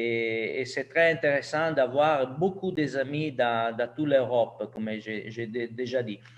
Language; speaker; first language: French; non-native, learner; Italian